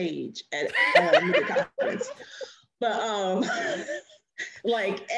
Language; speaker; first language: English; native; English